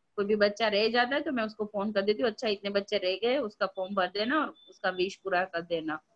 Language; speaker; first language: Hindi; non-native, local second language; Gujarati